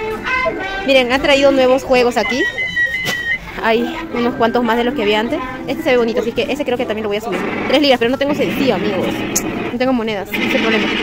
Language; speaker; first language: Spanish; native; Spanish